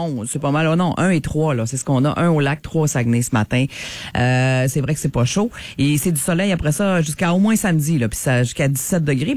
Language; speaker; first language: French; native; French